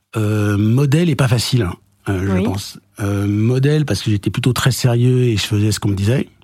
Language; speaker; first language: French; native; French